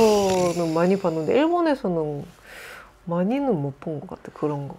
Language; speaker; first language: Korean; non-native, fluent; Japanese